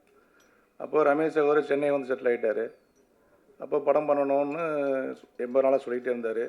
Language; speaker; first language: Tamil; native; Tamil